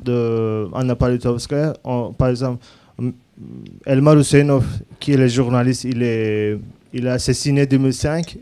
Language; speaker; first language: French; non-native, learner; Azerbaijani